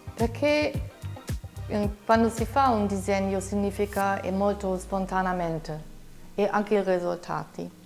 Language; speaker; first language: Italian; non-native, fluent; German